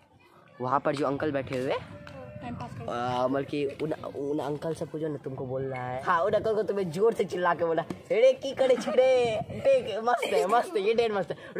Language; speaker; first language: Hindi; native; Hindi